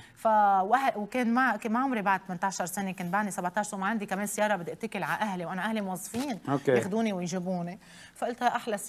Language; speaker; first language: Arabic; native; Arabic